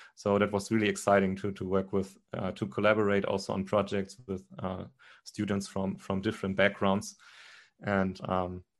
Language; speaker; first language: English; non-native, fluent; German